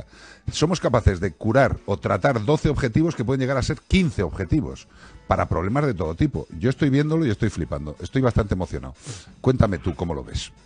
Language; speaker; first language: Spanish; native; Spanish